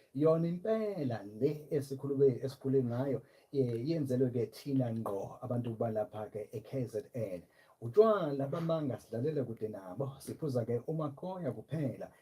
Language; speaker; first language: Zulu; native; Zulu